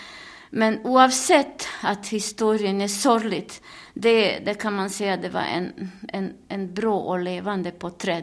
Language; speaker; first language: Swedish; non-native, fluent; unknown